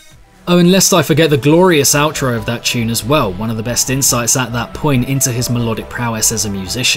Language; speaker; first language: English; native; English